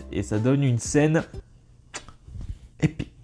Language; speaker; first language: French; native; French